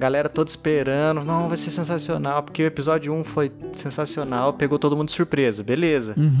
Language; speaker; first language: Portuguese; native; Portuguese